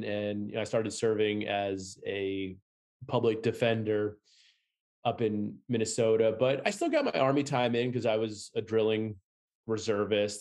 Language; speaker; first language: English; native; English